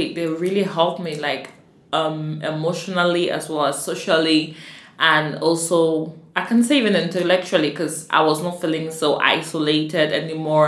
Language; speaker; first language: English; native; English